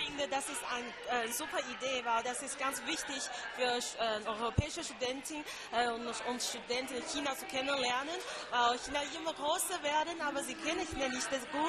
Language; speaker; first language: German; non-native, learner; Chinese